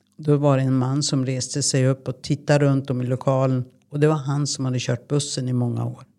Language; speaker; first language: Swedish; native; Swedish